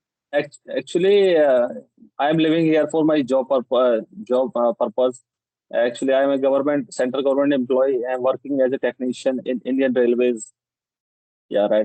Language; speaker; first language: English; non-native, local second language; Hindi